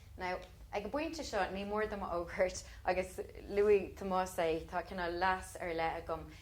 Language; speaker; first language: Irish; non-native, local second language; English